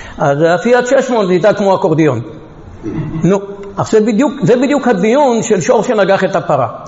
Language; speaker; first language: Hebrew; non-native, fluent; Hungarian